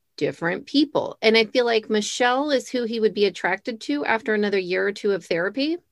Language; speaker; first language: English; native; English